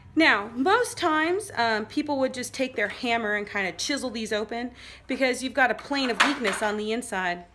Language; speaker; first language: English; native; English